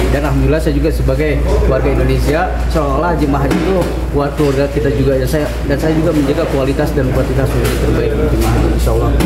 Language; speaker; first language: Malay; non-native, local second language; Sundanese